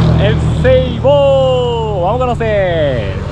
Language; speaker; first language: Spanish; non-native, learner; Japanese